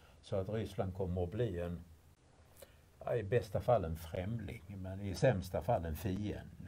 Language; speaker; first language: Swedish; native; Swedish